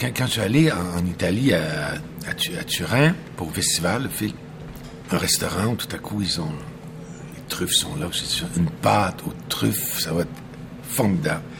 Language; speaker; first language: French; native; French